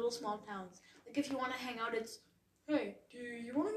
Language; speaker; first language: English; native; English